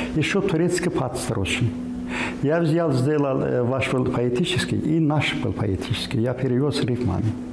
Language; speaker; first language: Russian; non-native, local second language; Azerbaijani